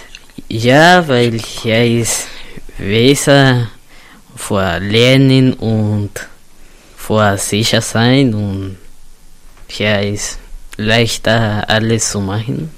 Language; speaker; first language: German; non-native, learner; Spanish